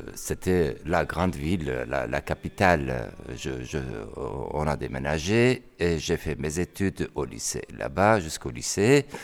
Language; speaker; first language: French; non-native, fluent; Turkish